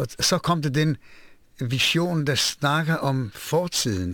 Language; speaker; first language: Danish; non-native, fluent; Hebrew